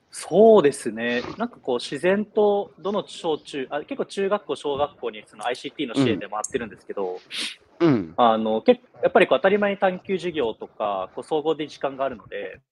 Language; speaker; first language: Japanese; native; Japanese